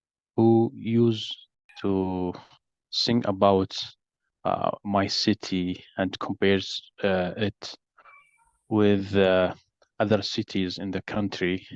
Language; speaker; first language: English; non-native, learner; Arabic